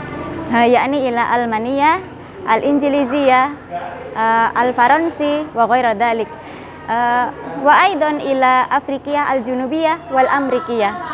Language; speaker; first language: Arabic; non-native, learner; Indonesian